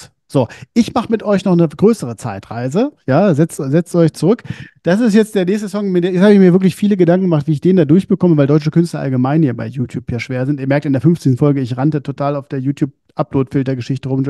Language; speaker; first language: German; native; German